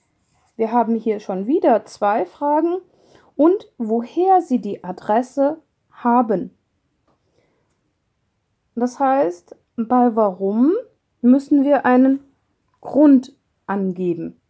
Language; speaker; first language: German; non-native, fluent; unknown